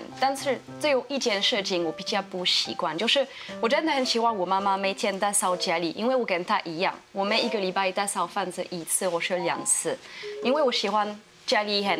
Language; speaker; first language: Chinese; non-native, fluent; French